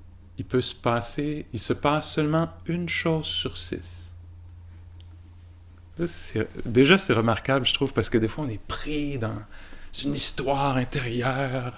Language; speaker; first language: French; native; French